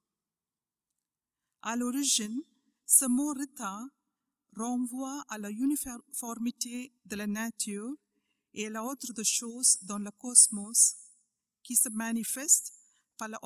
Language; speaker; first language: French; non-native, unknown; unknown